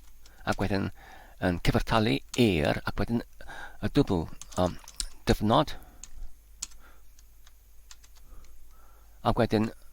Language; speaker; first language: Welsh; non-native, learner; Polish